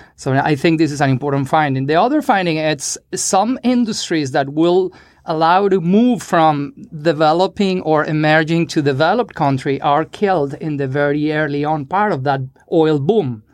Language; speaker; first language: English; non-native, fluent; Spanish